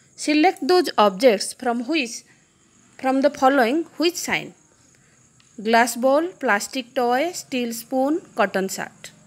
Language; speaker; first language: English; non-native, local second language; Odia